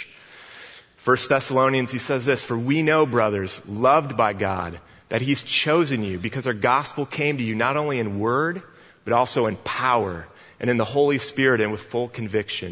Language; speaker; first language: English; native; English